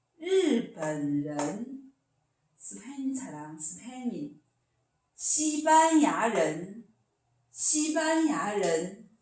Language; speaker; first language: Korean; non-native, learner; Chinese